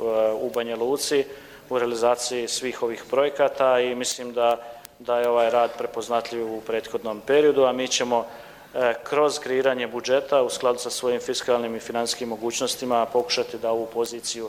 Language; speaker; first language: Croatian; native; Croatian